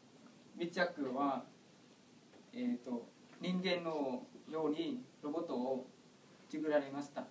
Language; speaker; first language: Japanese; non-native, learner; Vietnamese